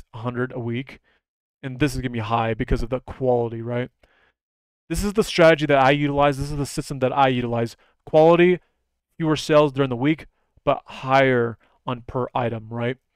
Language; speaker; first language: English; native; English